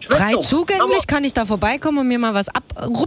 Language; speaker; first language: German; native; German